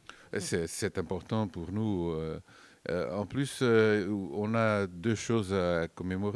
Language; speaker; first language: French; non-native, fluent; Portuguese